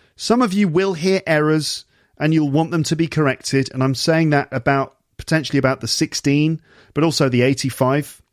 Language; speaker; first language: English; native; English